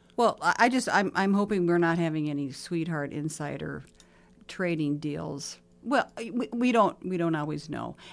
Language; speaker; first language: English; native; English